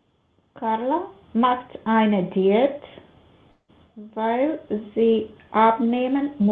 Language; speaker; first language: German; non-native, learner; Macedonian